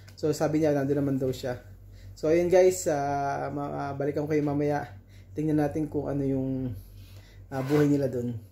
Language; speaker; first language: Filipino; native; Filipino